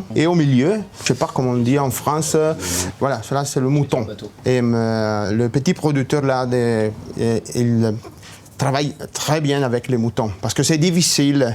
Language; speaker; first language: French; non-native, learner; Italian